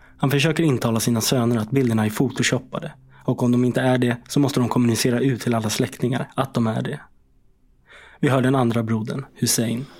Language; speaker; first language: Swedish; native; Swedish